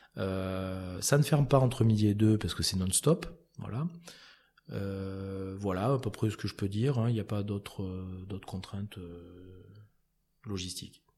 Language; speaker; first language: French; native; French